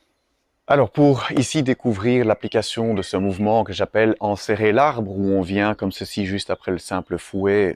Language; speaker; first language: French; native; French